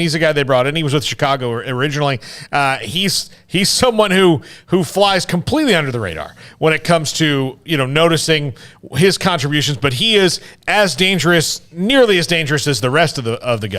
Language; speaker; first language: English; native; English